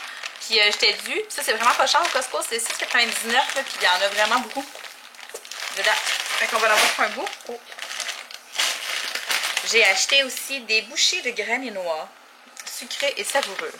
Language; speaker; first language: French; native; French